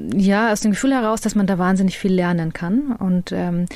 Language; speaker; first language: German; native; German